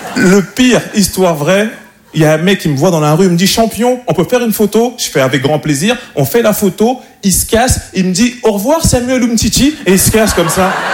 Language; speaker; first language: French; native; French